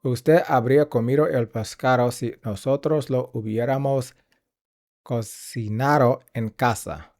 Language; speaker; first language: Spanish; non-native, learner; English